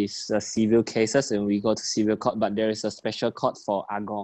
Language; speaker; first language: English; non-native, local second language; Chinese